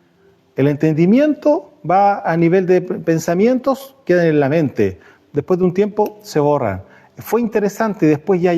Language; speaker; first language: Spanish; native; Spanish